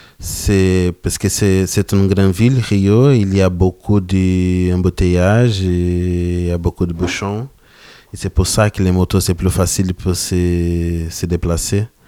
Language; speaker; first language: French; non-native, learner; Portuguese